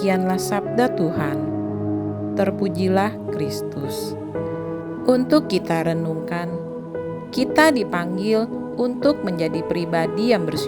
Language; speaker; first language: Indonesian; native; Indonesian